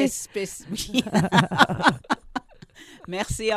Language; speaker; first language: French; non-native, learner; English